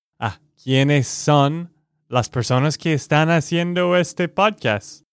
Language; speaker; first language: Spanish; non-native, learner; English